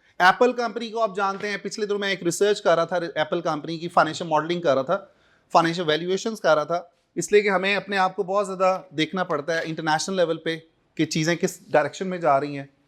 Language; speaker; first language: Urdu; non-native, local second language; Punjabi